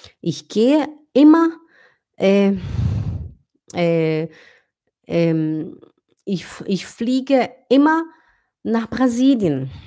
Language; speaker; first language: German; non-native, fluent; Portuguese